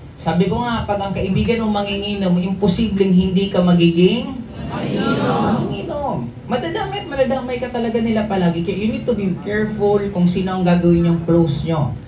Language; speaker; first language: Filipino; non-native, local second language; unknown